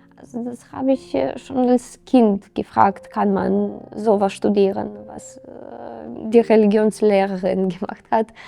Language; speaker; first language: German; non-native, fluent; Serbian